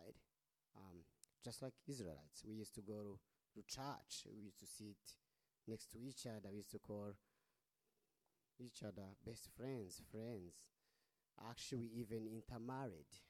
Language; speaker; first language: English; non-native, local second language; Kinyarwanda